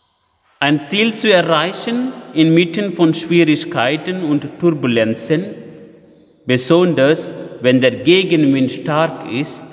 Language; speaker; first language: German; non-native, fluent; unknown